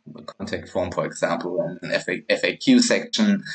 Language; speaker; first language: English; non-native, fluent; German